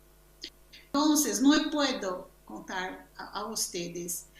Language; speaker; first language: Spanish; non-native, learner; Portuguese